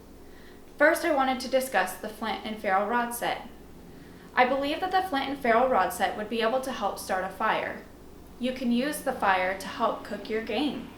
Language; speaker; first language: English; native; English